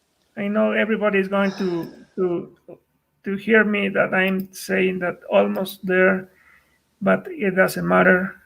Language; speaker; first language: English; non-native, fluent; Spanish